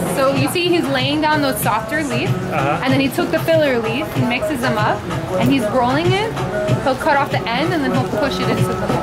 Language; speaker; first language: English; native; English